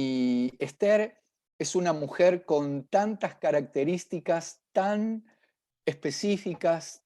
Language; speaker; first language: Spanish; native; Spanish